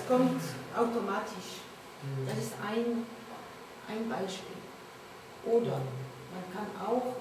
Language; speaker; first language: German; non-native, learner; French